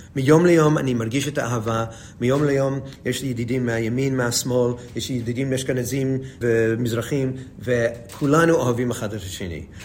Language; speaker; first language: Hebrew; non-native, fluent; English